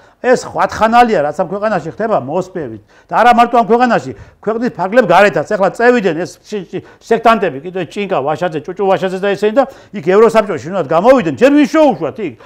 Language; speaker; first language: Georgian; native; Georgian